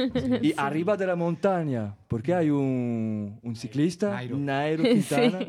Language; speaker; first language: Spanish; non-native, fluent; French